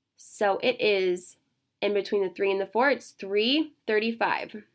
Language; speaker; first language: English; native; English